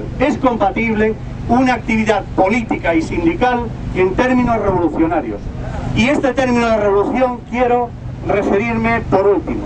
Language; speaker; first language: Spanish; native; Spanish